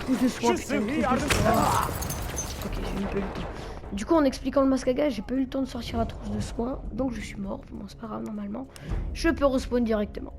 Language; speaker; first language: French; native; French